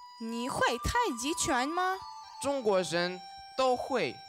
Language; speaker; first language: Chinese; non-native, learner; Russian